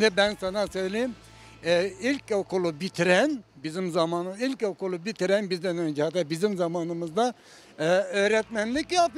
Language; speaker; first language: Turkish; non-native, local second language; Zaza